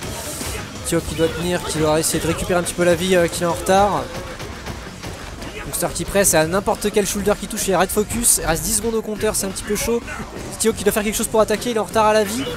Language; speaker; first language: French; native; French